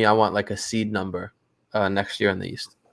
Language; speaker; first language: English; native; English